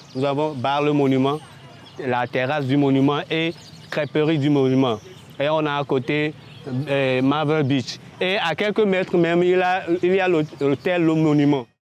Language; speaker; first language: French; non-native, local second language; Ewe